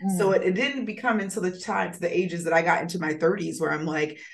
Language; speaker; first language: English; native; English